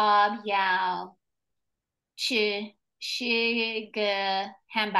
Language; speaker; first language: Chinese; non-native, learner; English